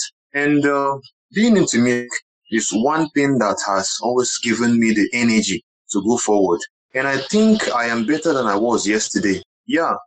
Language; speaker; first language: English; non-native, local second language; Igbo